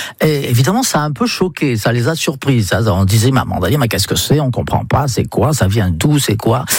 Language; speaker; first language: French; non-native, fluent; English